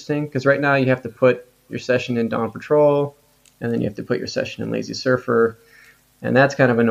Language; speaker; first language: English; native; English